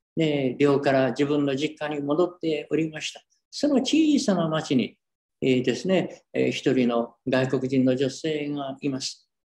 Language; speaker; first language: Japanese; native; Japanese